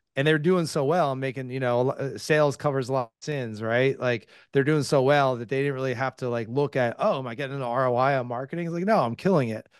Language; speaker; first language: English; native; English